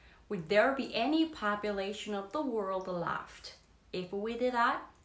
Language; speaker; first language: English; non-native, fluent; Korean